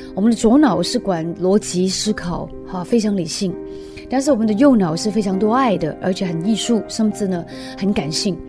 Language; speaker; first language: Chinese; non-native, fluent; Cantonese